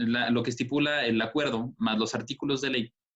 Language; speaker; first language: Spanish; native; Spanish